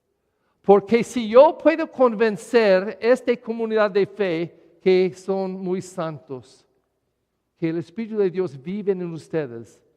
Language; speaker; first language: Spanish; non-native, learner; English